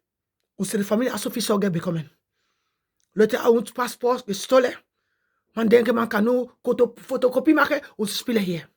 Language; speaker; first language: German; non-native, learner; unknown